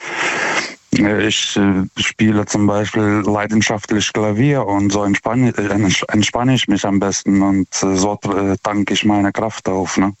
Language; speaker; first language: German; non-native, fluent; Lithuanian